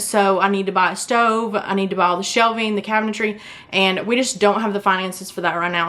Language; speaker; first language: English; native; English